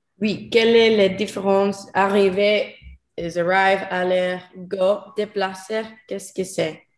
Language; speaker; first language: French; non-native, learner; English